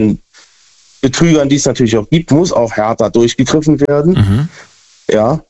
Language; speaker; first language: German; native; German